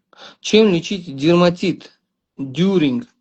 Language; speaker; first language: Russian; non-native, local second language; Uzbek